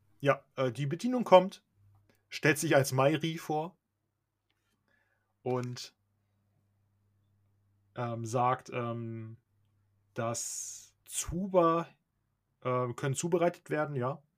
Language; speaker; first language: German; native; German